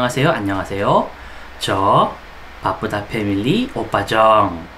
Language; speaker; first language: Korean; non-native, local second language; Indonesian